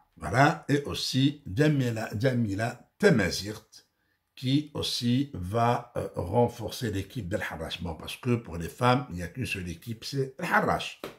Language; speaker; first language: French; non-native, local second language; Arabic